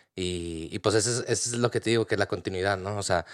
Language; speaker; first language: Spanish; native; Spanish